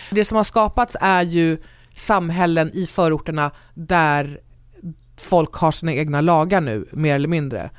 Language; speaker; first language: Swedish; native; Swedish